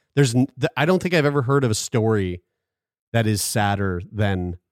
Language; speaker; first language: English; native; English